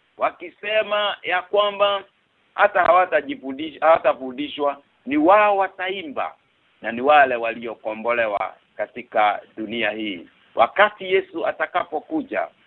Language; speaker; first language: Swahili; non-native, local second language; Kikuyu